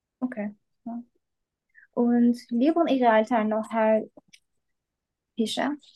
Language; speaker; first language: German; non-native, learner; Turkish